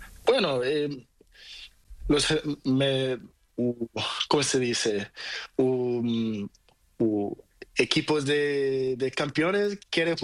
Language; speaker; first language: Spanish; non-native, learner; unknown